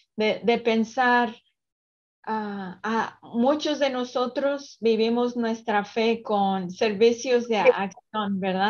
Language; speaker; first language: Spanish; early bilingual, other home language; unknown